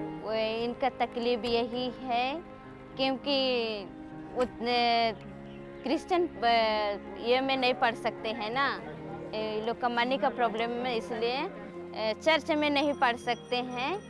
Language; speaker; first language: Hindi; non-native, local second language; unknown